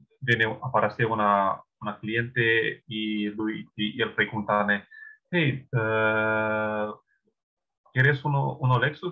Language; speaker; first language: Spanish; non-native, learner; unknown